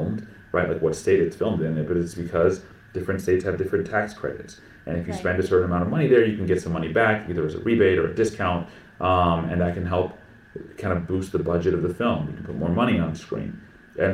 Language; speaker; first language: English; native; English